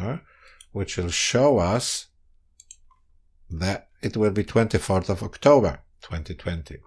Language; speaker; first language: English; non-native, fluent; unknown